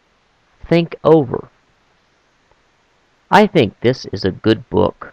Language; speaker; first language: English; non-native, fluent; Korean